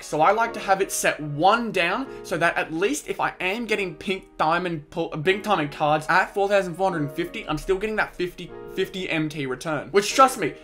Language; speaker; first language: English; native; English